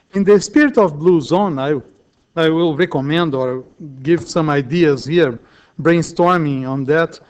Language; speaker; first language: English; non-native, fluent; Portuguese